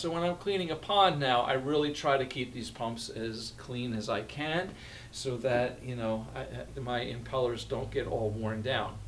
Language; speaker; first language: English; native; English